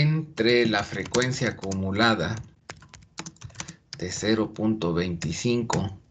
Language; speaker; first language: Spanish; native; Spanish